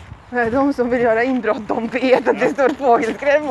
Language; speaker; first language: Swedish; non-native, fluent; Latvian